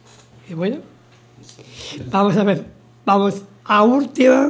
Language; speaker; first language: Spanish; native; Spanish